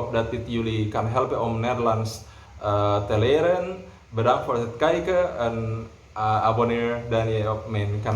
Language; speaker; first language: Dutch; non-native, learner; Indonesian